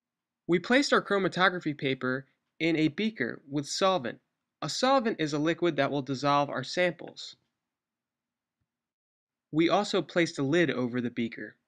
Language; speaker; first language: English; native; English